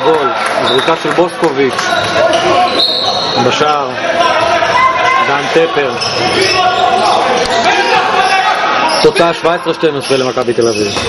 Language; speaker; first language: Hebrew; native; Hebrew